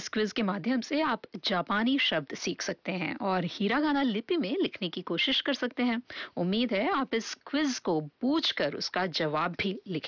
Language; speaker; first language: Hindi; native; Hindi